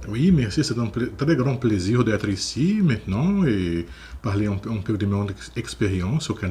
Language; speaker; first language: French; non-native, fluent; Portuguese